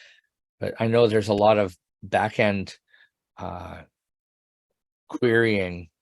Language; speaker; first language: English; native; English